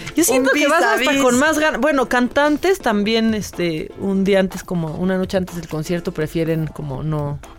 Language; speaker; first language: Spanish; native; Spanish